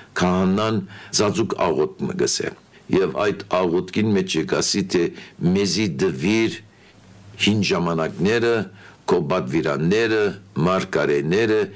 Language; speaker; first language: Armenian; early bilingual, heritage; Armenian